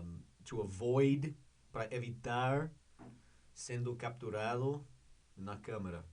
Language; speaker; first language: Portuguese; non-native, learner; English